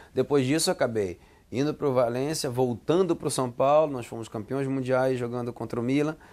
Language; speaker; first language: Portuguese; native; Portuguese